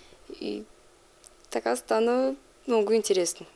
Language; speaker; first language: Bulgarian; non-native, fluent; Russian